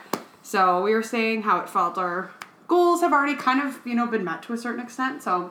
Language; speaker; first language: English; native; English